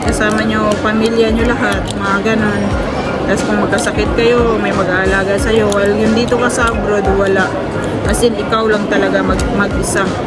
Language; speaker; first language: Filipino; non-native, local second language; Cebuano